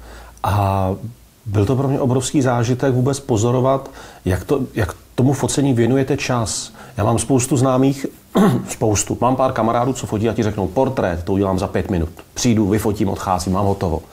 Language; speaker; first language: Czech; native; Czech